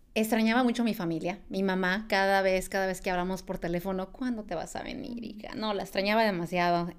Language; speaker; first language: Spanish; early bilingual, heritage; Spanish